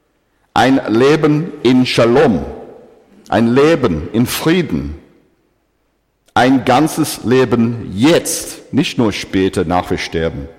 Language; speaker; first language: German; non-native, fluent; English